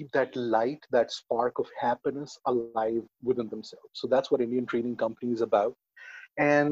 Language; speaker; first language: English; non-native, local second language; Hindi